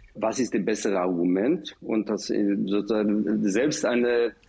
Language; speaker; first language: German; non-native, fluent; Hebrew